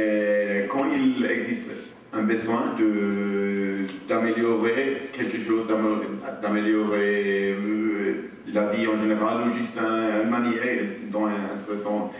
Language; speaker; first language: French; non-native, learner; Swedish